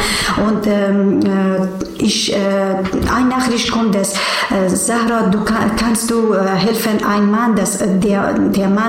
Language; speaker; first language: German; non-native, learner; Persian